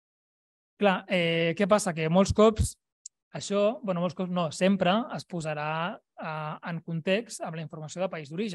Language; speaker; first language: Catalan; native; Catalan